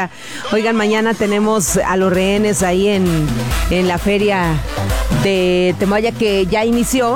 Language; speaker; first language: Spanish; native; Spanish